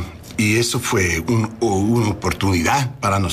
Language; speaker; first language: Spanish; non-native, learner; English